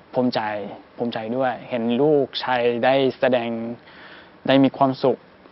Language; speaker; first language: Thai; non-native, fluent; English